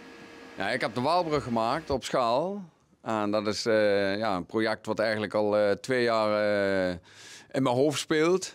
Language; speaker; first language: Dutch; native; Dutch